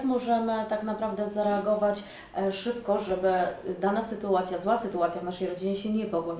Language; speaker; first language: Polish; native; Polish